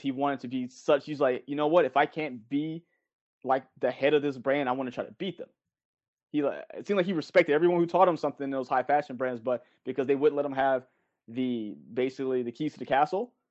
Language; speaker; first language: English; native; English